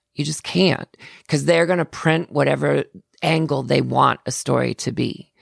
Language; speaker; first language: English; native; English